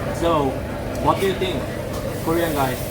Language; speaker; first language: English; non-native, learner; Korean